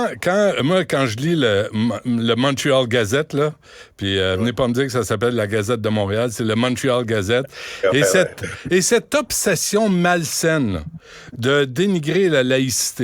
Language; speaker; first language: French; native; French